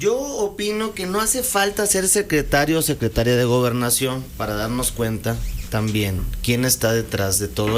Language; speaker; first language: Spanish; native; Spanish